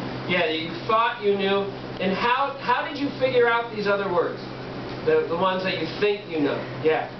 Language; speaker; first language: English; native; English